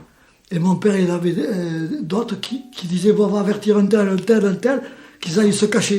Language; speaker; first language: French; native; French